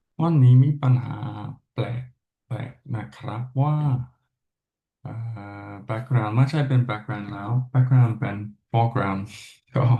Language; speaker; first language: Thai; non-native, learner; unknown